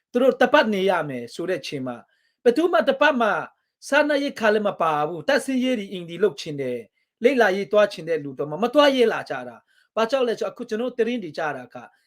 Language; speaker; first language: Burmese; non-native, local second language; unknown